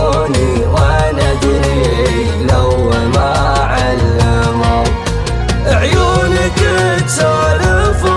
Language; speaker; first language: Arabic; native; Arabic